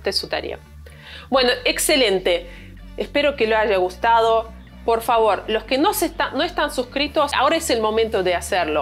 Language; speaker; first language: Spanish; non-native, fluent; Russian